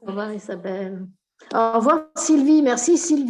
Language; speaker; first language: French; native; French